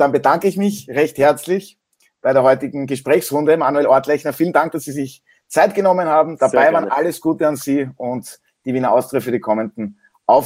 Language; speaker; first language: German; native; German